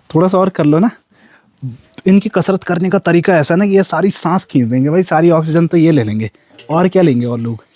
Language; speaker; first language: Hindi; native; Hindi